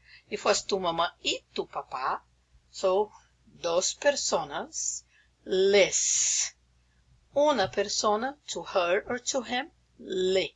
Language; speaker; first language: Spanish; non-native, fluent; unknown